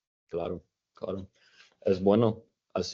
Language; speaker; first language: Spanish; non-native, fluent; English